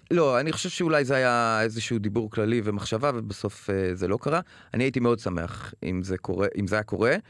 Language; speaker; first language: Hebrew; native; Hebrew